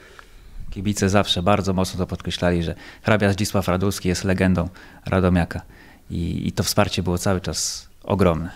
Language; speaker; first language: Polish; native; Polish